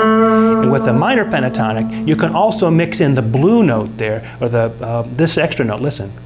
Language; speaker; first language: English; native; English